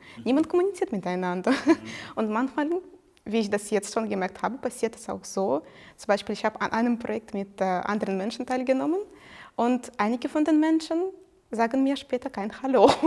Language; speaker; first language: German; non-native, fluent; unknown